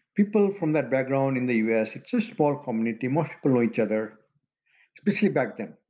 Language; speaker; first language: English; non-native, local second language; Maithili